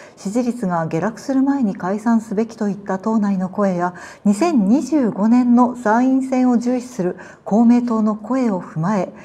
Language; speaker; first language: Japanese; native; Japanese